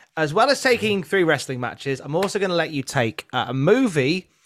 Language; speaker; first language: English; native; English